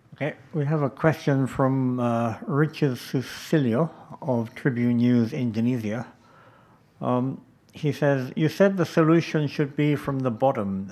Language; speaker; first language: English; native; English